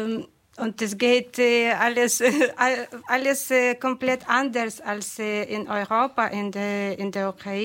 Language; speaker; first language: German; non-native, fluent; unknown